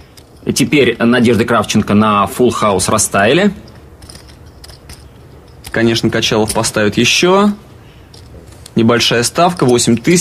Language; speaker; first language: Russian; native; Russian